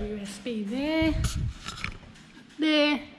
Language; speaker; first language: English; native; English